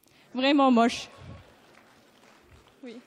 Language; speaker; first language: French; non-native, fluent; German